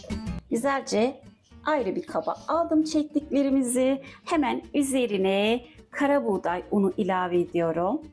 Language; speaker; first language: Turkish; native; Turkish